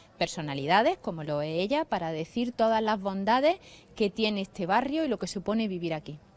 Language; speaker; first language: Spanish; native; Spanish